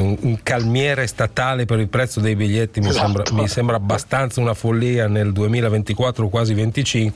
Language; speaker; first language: Italian; native; Italian